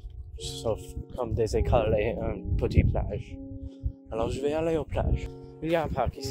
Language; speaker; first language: French; non-native, local second language; English